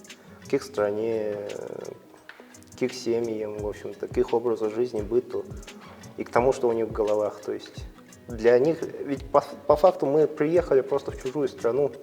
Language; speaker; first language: Russian; native; Russian